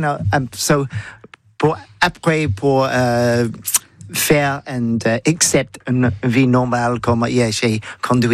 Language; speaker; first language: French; non-native, learner; English